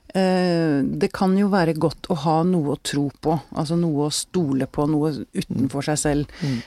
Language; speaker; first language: Norwegian; native; Norwegian